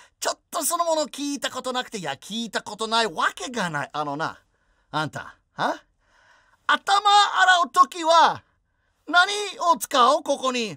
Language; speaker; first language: Japanese; non-native, fluent; English